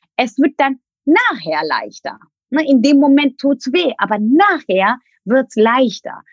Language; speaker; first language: German; non-native, fluent; Turkish